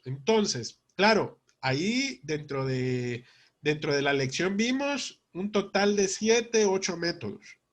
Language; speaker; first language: Spanish; native; Spanish